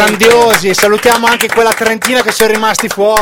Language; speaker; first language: Italian; native; Italian